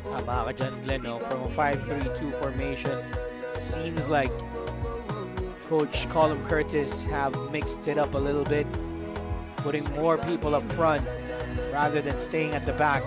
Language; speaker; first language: English; non-native, local second language; Filipino